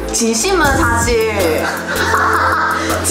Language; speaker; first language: Korean; native; Korean